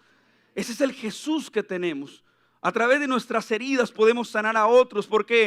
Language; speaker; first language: Spanish; native; Spanish